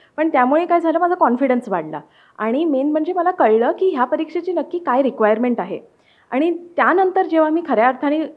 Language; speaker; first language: Marathi; native; Marathi